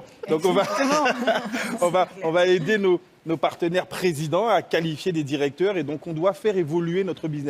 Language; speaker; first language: French; native; French